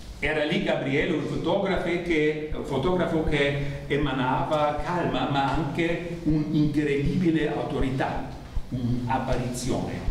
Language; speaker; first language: Italian; non-native, learner; German